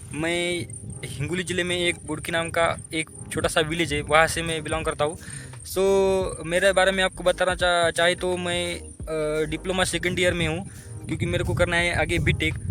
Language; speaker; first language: Hindi; non-native, local second language; Marathi